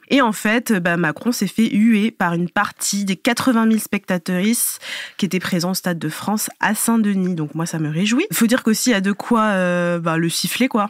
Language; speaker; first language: French; native; French